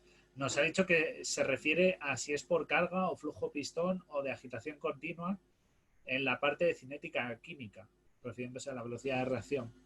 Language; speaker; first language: Spanish; native; Spanish